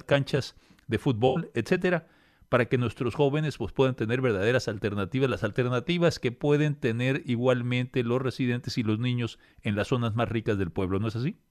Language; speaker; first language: Spanish; native; Spanish